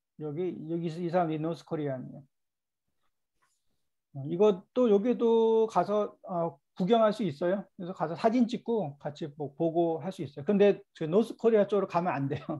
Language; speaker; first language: Korean; native; Korean